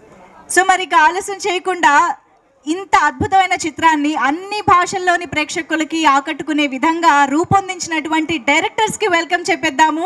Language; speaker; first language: Telugu; native; Telugu